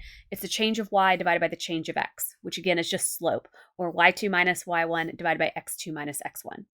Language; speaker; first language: English; native; English